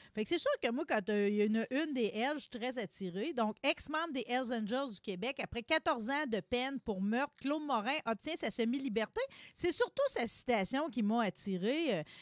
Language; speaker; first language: French; native; French